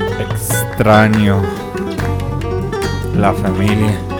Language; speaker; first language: Spanish; early bilingual, other home language; English